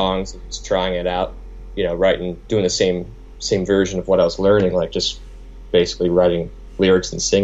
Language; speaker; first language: English; native; English